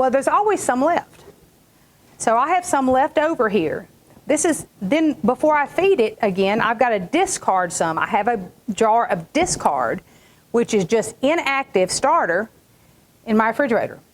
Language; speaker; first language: English; native; English